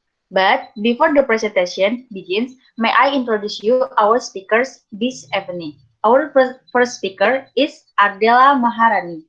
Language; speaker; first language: English; non-native, learner; Indonesian